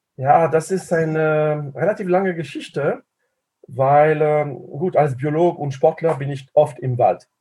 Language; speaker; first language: German; non-native, fluent; French